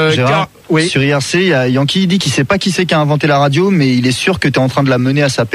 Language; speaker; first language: French; native; French